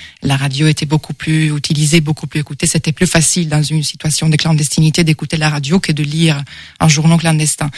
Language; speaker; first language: French; non-native, fluent; Italian